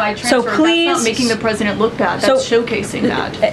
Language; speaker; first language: English; native; English